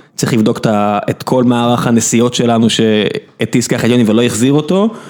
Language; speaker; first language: Hebrew; native; Hebrew